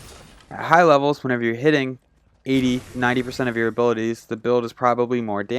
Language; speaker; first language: English; native; English